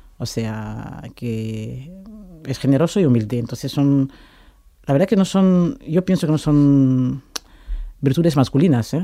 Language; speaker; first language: Spanish; non-native, fluent; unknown